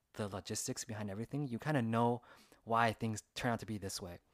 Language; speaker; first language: English; native; English